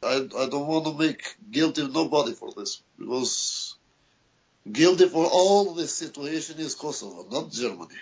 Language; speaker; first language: English; non-native, learner; Albanian